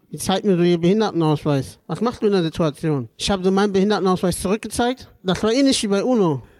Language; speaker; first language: German; native; German